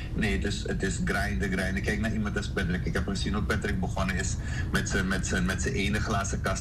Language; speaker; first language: Dutch; native; Dutch